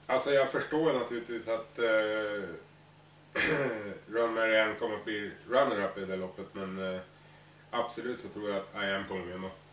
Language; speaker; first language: Swedish; native; Swedish